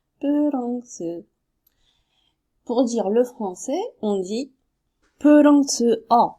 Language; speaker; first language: French; native; French